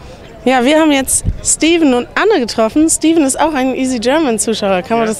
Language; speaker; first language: German; native; German